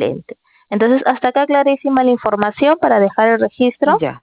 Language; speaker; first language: Spanish; native; Spanish